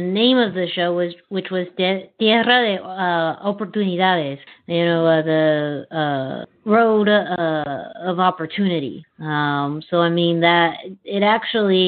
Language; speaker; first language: English; non-native, fluent; Spanish